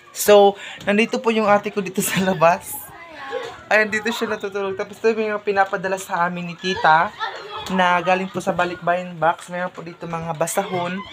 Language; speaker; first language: Filipino; non-native, local second language; Cebuano